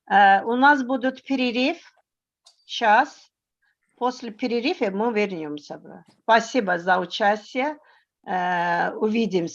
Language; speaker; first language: Russian; non-native, learner; Turkish